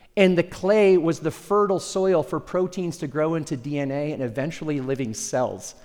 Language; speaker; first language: English; early bilingual, other home language; Spanish